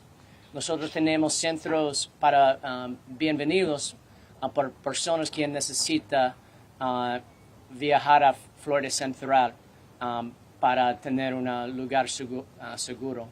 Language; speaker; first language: Spanish; non-native, learner; English